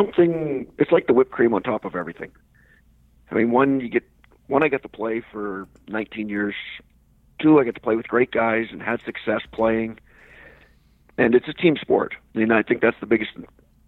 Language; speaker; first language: English; native; English